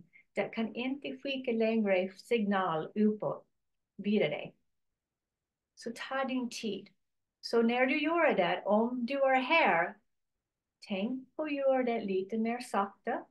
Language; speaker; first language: Swedish; non-native, learner; English